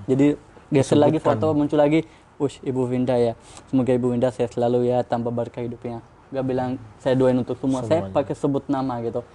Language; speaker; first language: Indonesian; non-native, fluent; Urdu